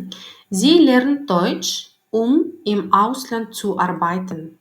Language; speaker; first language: German; non-native, learner; Turkmen